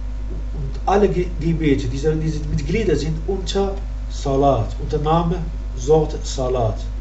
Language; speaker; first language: German; non-native, fluent; Arabic